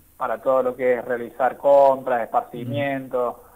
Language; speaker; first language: Spanish; native; Spanish